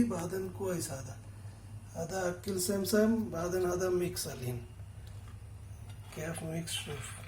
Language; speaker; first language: Arabic; non-native, learner; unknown